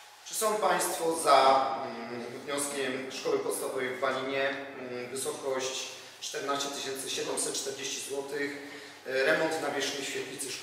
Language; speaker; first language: Polish; native; Polish